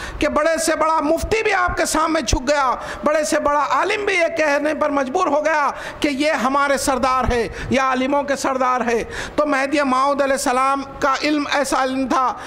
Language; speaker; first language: Urdu; native; Urdu